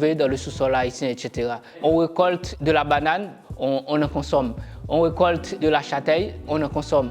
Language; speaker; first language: French; non-native, local second language; Haitian Creole